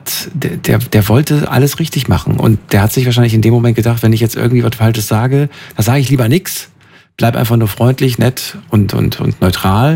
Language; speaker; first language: German; native; German